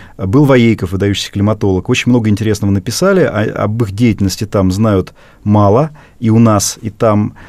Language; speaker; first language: Russian; native; Russian